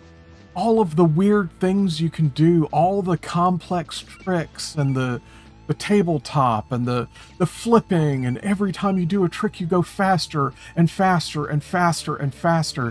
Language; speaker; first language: English; native; English